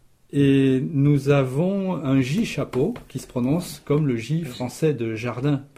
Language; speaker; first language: French; native; French